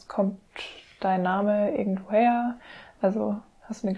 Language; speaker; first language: German; native; German